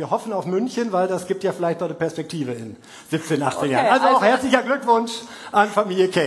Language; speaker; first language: German; native; German